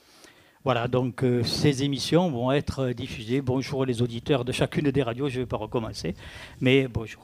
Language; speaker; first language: French; native; French